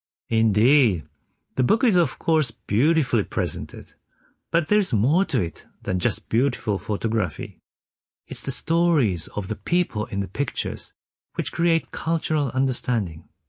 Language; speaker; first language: English; non-native, fluent; Japanese